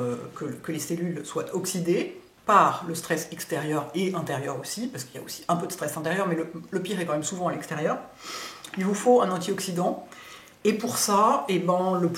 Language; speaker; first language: French; native; French